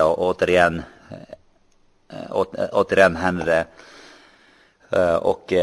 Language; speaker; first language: Swedish; non-native, local second language; Finnish